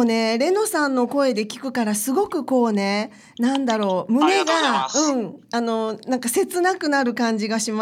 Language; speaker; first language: Japanese; native; Japanese